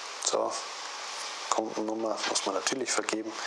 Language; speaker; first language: German; native; German